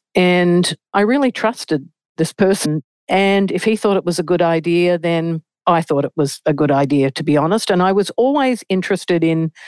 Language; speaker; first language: English; native; English